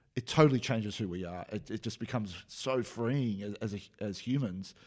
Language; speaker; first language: English; native; English